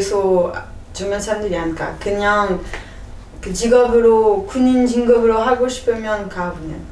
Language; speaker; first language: Korean; non-native, learner; French